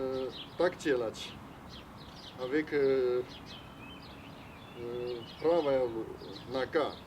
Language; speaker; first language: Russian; non-native, learner; Chinese